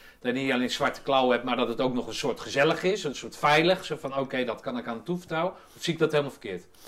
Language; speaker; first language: Dutch; native; Dutch